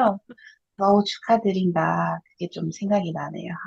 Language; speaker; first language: Korean; native; Korean